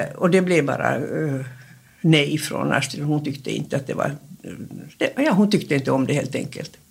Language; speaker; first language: Swedish; native; Swedish